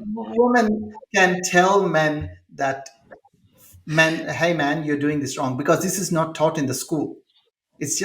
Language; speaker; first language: English; non-native, local second language; Telugu